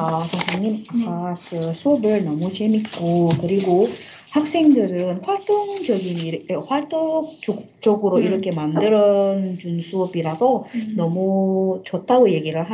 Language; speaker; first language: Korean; non-native, fluent; Indonesian